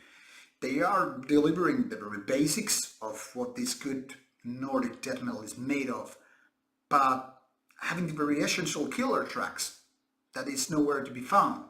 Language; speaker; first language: English; non-native, fluent; Finnish